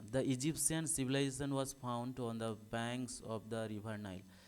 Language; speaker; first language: English; non-native, local second language; Bangla